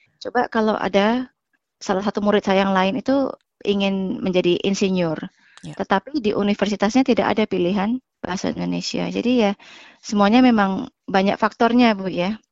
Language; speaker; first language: Indonesian; native; Indonesian